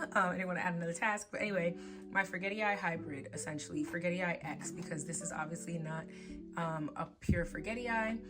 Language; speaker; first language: English; native; English